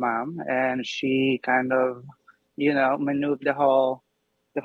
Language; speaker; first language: English; non-native, fluent; Hebrew